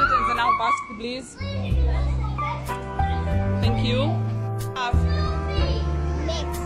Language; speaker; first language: English; non-native, learner; Arabic